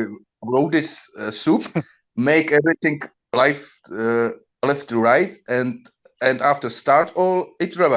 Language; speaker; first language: English; non-native, learner; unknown